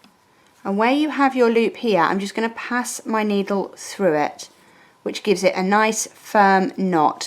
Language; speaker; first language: English; native; English